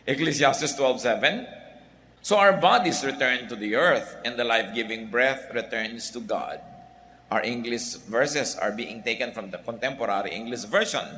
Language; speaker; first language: English; non-native, local second language; Filipino